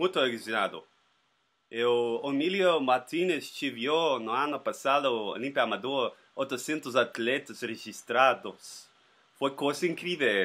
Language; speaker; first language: Portuguese; non-native, learner; Spanish